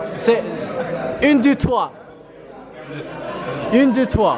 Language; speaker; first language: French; non-native, learner; English